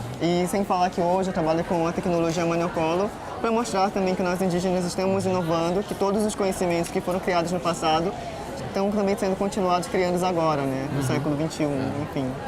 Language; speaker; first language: Portuguese; non-native, local second language; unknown